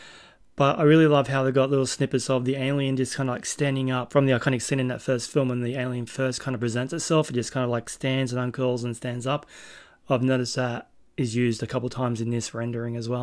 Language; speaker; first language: English; native; English